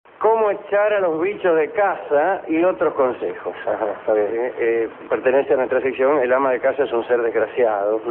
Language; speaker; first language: Spanish; native; Spanish